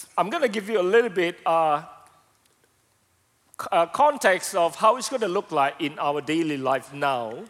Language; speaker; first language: English; non-native, fluent; Indonesian